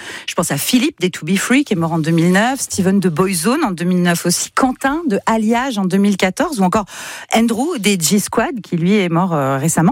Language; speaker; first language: French; native; French